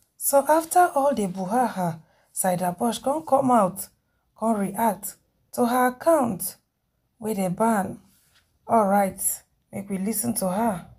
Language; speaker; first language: Nigerian Pidgin; native; Nigerian Pidgin